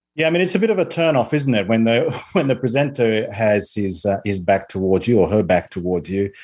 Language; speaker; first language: English; non-native, fluent; Spanish